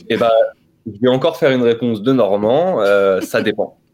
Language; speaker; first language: French; native; French